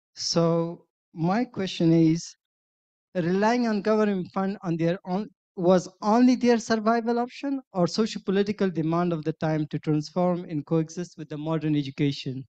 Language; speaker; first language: English; non-native, fluent; Persian